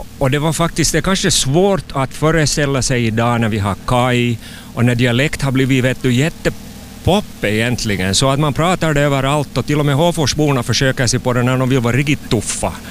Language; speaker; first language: Swedish; native; Swedish